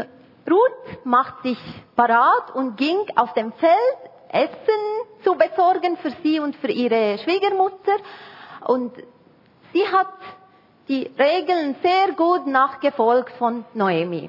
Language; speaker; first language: German; non-native, fluent; Arabic